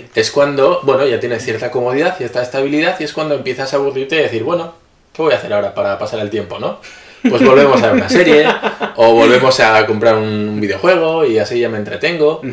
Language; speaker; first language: Spanish; native; Spanish